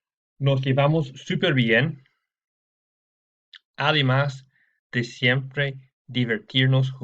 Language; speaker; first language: Spanish; non-native, fluent; English